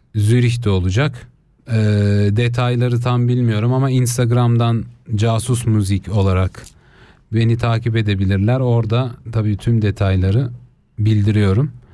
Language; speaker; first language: Turkish; early bilingual, heritage; Turkish